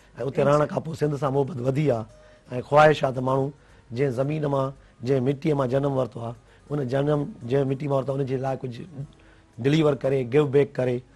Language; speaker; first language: Sindhi; native; Sindhi